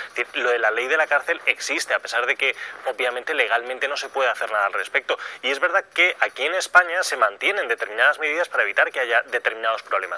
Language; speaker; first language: Spanish; native; Spanish